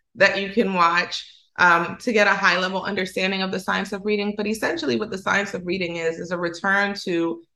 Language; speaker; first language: English; non-native, fluent; Spanish